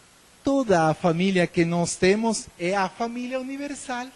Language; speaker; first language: Portuguese; non-native, learner; Spanish